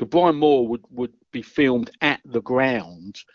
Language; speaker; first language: English; native; English